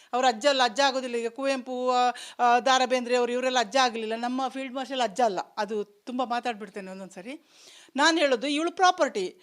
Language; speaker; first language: Kannada; non-native, local second language; Kodava